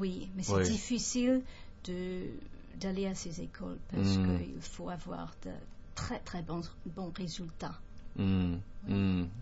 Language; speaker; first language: French; non-native, fluent; English